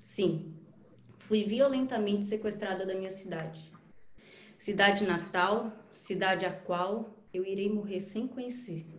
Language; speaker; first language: Portuguese; native; Portuguese